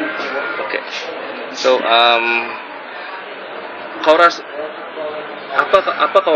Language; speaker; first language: Indonesian; non-native, local second language; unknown